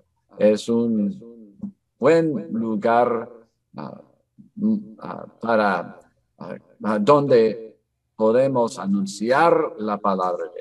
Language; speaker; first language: Spanish; non-native, fluent; English